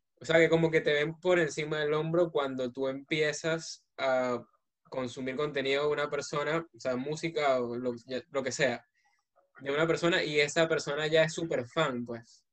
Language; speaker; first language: Spanish; native; Spanish